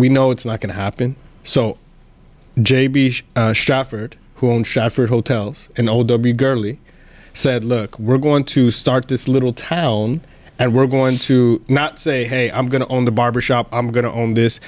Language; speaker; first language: English; native; English